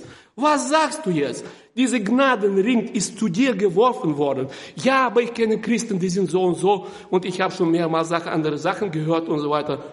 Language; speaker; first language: German; non-native, fluent; Russian